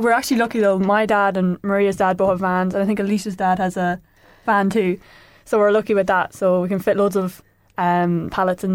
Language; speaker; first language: English; native; English